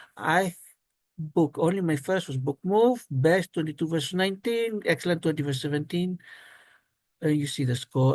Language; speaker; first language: English; non-native, fluent; Greek